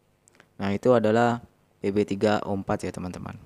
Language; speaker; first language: Indonesian; non-native, local second language; Madurese